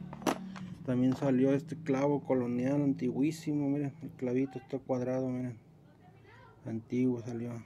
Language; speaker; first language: Spanish; native; Spanish